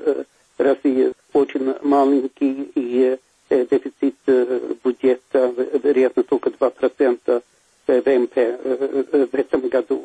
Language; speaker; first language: Russian; non-native, fluent; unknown